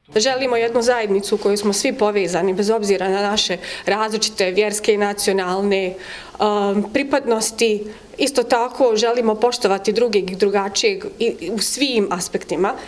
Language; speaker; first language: Bosnian; native; Bosnian